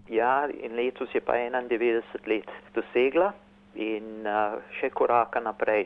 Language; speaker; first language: Slovenian; early bilingual, heritage; Slovenian